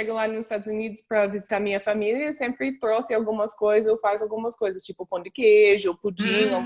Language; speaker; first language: Portuguese; non-native, fluent; English